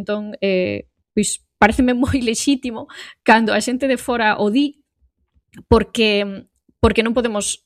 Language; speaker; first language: Galician; native; Galician